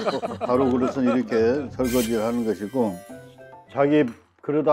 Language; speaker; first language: Korean; native; Korean